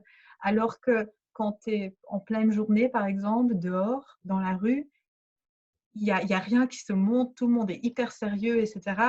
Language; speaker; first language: French; early bilingual, other home language; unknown